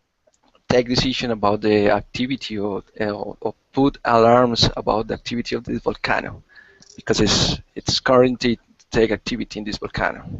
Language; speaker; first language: English; non-native, learner; Spanish